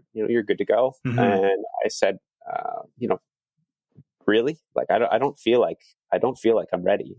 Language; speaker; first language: English; native; English